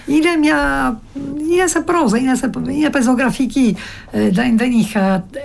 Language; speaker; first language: Greek; non-native, fluent; Italian